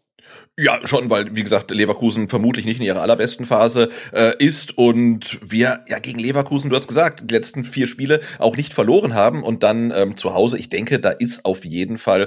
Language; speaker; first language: German; native; German